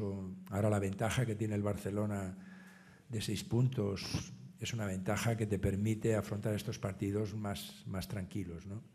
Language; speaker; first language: Spanish; native; Spanish